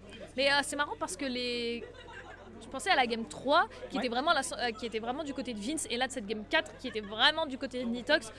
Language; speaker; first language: French; native; French